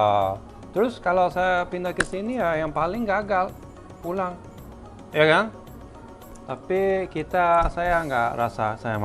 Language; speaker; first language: Indonesian; non-native, fluent; Swedish